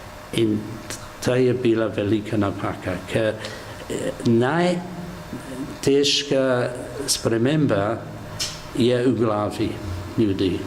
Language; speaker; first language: Slovenian; non-native, learner; English